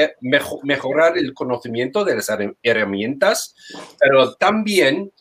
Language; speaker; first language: Spanish; non-native, fluent; English